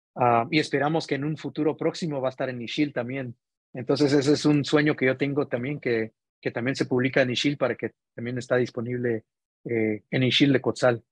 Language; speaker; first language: Spanish; early bilingual, heritage; Spanish